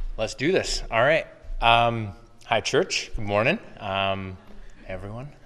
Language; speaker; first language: English; native; English